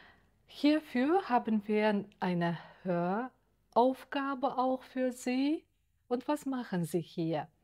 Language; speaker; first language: German; non-native, fluent; Uzbek